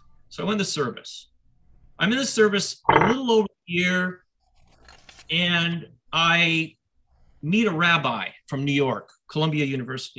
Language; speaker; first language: English; native; English